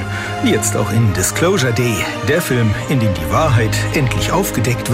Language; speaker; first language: German; native; German